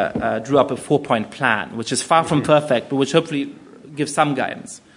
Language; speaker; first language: English; non-native, fluent; German